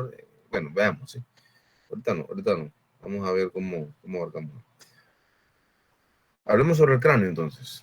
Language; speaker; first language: Spanish; native; Spanish